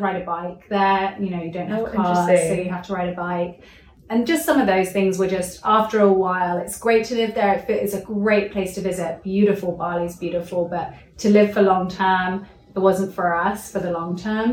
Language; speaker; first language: English; native; English